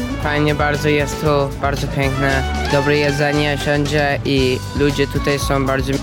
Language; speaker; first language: Polish; early bilingual, heritage; Polish